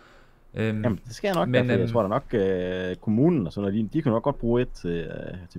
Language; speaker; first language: Danish; native; Danish